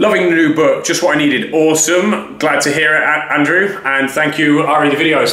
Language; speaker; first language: English; native; English